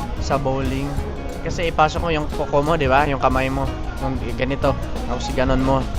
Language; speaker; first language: Filipino; non-native, local second language; Cebuano